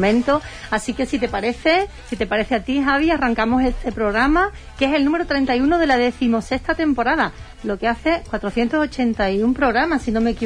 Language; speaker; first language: Spanish; native; Spanish